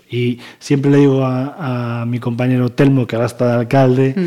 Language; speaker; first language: Spanish; native; Spanish